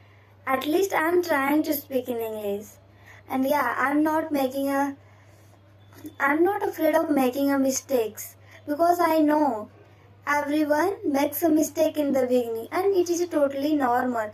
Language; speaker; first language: English; non-native, learner; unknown